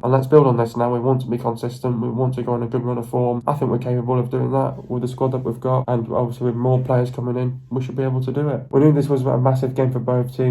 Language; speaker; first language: English; native; English